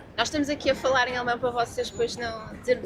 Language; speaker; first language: Portuguese; native; Portuguese